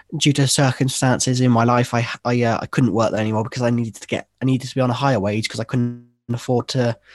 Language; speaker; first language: English; native; English